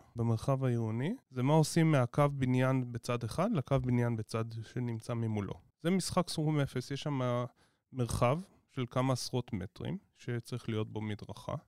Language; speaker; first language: Hebrew; native; Hebrew